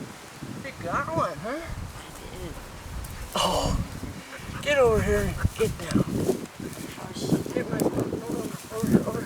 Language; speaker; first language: English; native; English